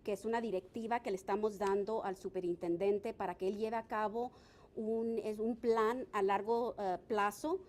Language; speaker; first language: Spanish; early bilingual, other home language; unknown